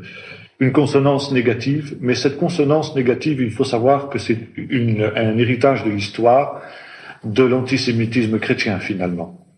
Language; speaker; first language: French; native; French